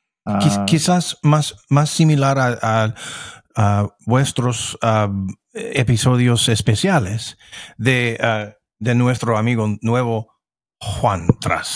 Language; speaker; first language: Spanish; non-native, fluent; English